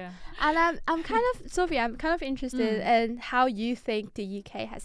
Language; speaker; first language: English; non-native, fluent; Chinese